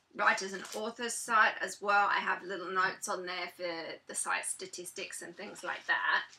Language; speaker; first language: English; native; English